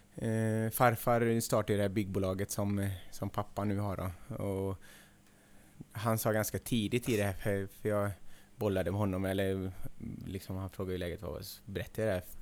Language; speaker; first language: Swedish; native; Swedish